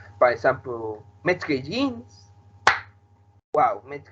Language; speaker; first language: French; non-native, learner; Spanish